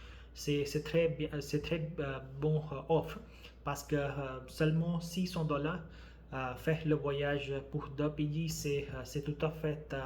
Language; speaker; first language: French; non-native, learner; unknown